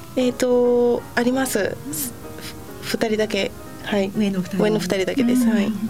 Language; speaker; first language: Japanese; non-native, fluent; Spanish